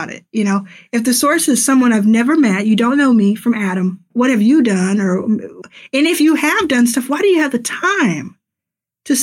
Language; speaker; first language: English; native; English